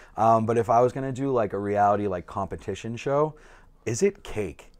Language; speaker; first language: English; native; English